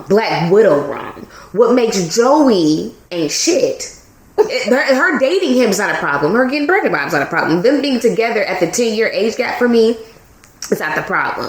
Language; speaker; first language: English; native; English